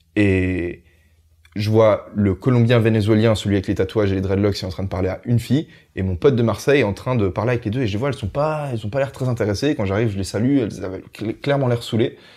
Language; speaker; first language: French; native; French